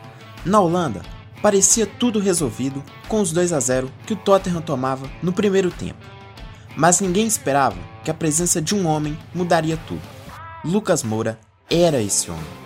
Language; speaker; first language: Portuguese; native; Portuguese